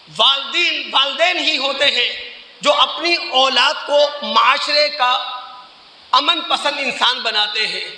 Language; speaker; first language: Urdu; native; Urdu